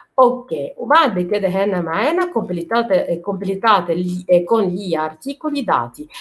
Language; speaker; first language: Arabic; native; Arabic